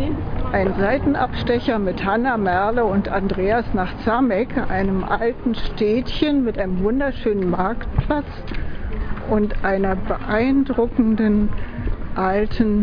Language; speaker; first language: German; native; German